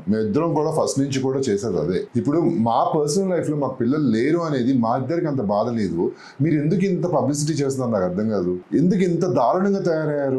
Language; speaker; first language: Telugu; native; Telugu